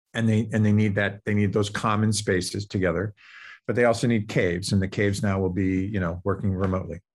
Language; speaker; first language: English; native; English